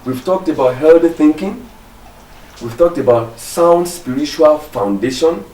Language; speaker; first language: English; non-native, local second language; Yoruba